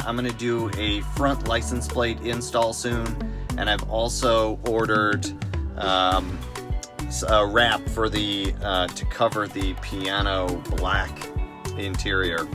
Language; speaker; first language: English; native; English